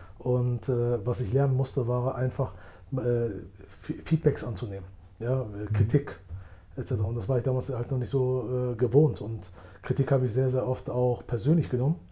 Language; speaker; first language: German; early bilingual, other home language; Albanian